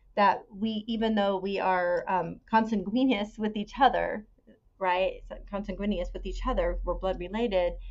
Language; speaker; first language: English; native; English